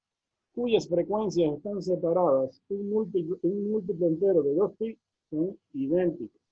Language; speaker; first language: Spanish; native; Spanish